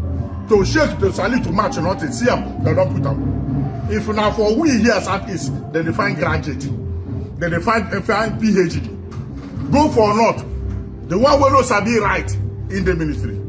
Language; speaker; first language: Nigerian Pidgin; non-native, local second language; Igbo